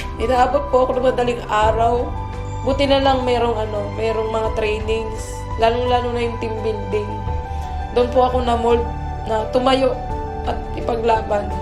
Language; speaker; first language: Filipino; native; Filipino